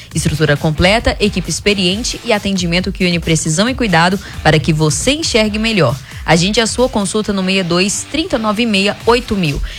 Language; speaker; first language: Portuguese; native; Portuguese